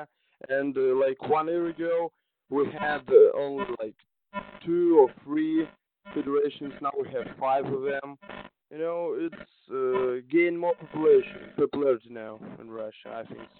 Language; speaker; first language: English; non-native, learner; Russian